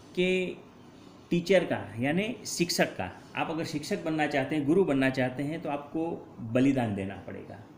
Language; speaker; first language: Hindi; non-native, local second language; Gujarati